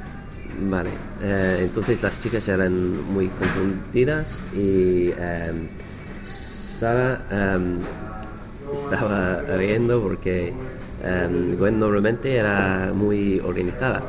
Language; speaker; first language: Spanish; non-native, learner; English